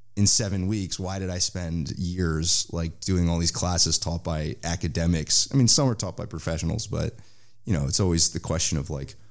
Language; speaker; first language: English; native; English